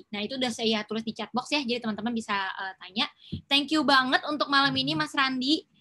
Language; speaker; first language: Indonesian; native; Indonesian